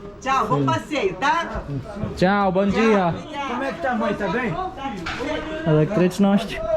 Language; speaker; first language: Portuguese; non-native, learner; Polish